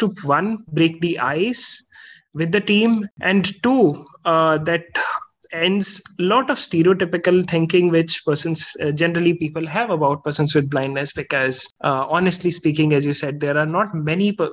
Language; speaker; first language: English; non-native, local second language; Hindi